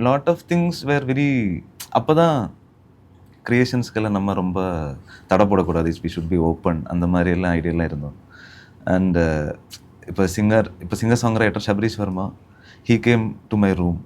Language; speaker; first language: Tamil; early bilingual, heritage; Tamil